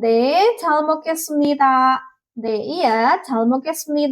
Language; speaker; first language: Korean; non-native, learner; Indonesian